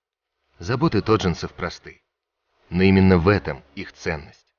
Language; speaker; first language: Russian; native; Russian